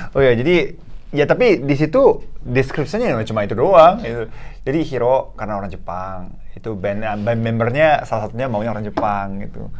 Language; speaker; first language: Indonesian; non-native, fluent; Japanese